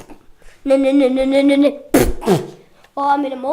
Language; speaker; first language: Welsh; native; Welsh